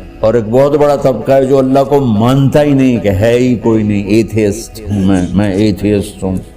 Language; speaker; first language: Urdu; non-native, local second language; Punjabi